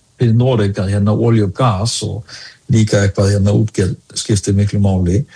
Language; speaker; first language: Icelandic; early bilingual, other home language; Danish